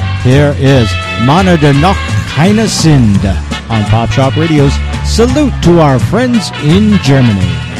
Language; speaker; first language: English; native; English